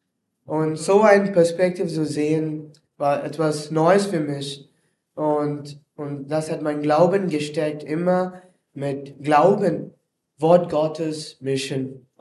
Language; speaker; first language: German; non-native, learner; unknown